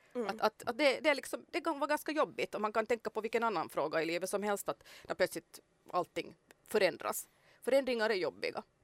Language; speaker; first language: Swedish; native; Swedish